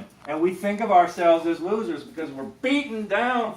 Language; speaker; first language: English; native; English